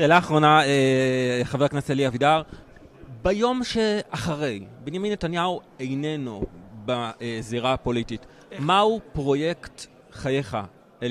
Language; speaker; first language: Hebrew; native; Hebrew